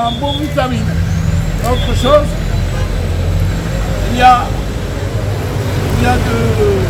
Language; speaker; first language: French; non-native, learner; Arabic